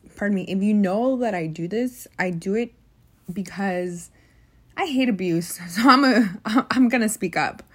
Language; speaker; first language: English; early bilingual, other home language; Spanish